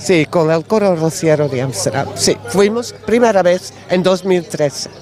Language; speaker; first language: Spanish; non-native, learner; Dutch